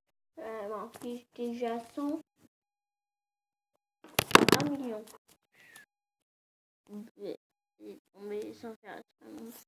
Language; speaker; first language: French; native; French